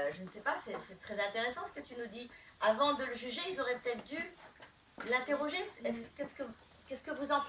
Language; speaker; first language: French; native; French